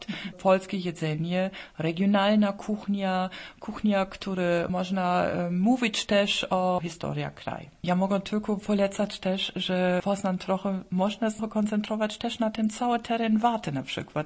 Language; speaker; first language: Polish; non-native, fluent; German